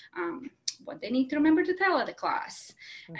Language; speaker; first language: English; non-native, fluent; Latvian